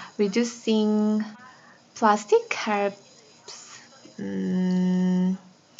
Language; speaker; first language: English; non-native, learner; Korean